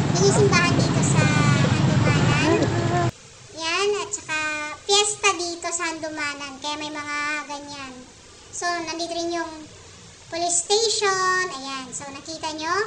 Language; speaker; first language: Filipino; native; Filipino